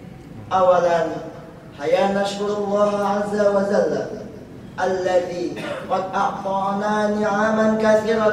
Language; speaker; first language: Arabic; non-native, learner; Indonesian